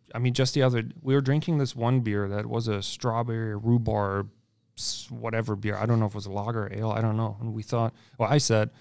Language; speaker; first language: English; non-native, fluent; German